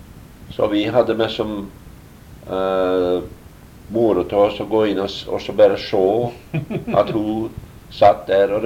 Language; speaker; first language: Norwegian; early bilingual, heritage; Norwegian